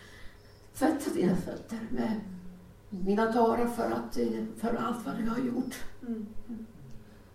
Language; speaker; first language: Swedish; non-native, learner; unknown